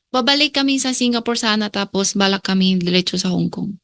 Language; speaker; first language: Filipino; early bilingual, other home language; Chinese